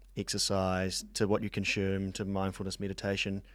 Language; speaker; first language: English; native; English